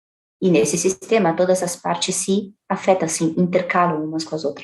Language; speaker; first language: Portuguese; native; Portuguese